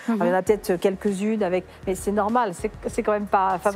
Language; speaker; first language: French; native; French